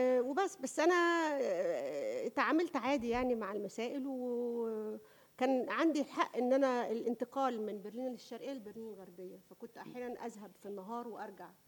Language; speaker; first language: Arabic; native; Arabic